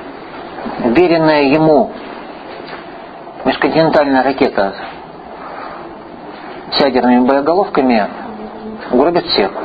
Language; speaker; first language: Russian; native; Russian